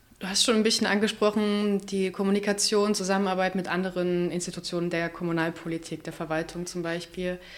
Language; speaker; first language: German; native; German